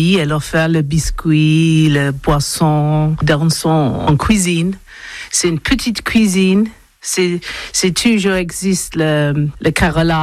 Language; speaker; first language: French; non-native, learner; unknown